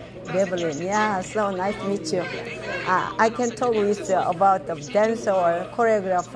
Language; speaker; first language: English; non-native, learner; Korean